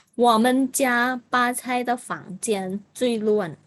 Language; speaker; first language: Chinese; non-native, fluent; Thai